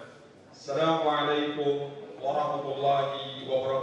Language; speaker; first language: Arabic; non-native, fluent; Indonesian